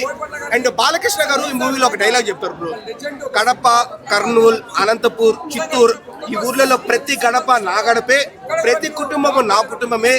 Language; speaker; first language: Telugu; native; Telugu